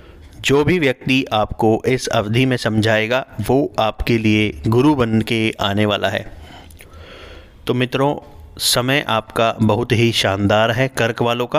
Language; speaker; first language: Hindi; native; Hindi